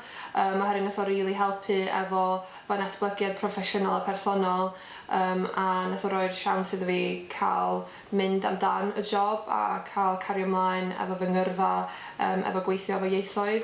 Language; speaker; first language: Welsh; native; Welsh